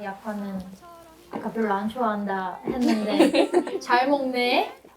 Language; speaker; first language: Korean; non-native, fluent; Russian